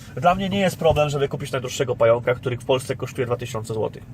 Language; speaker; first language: Polish; native; Polish